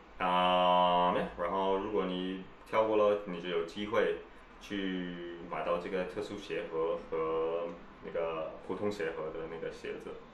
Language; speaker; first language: Chinese; early bilingual, heritage; Chinese